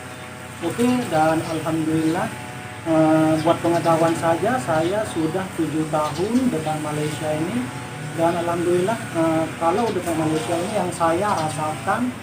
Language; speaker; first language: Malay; non-native, local second language; Madurese